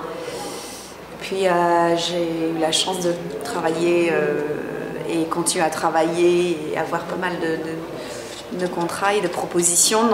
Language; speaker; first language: French; non-native, fluent; English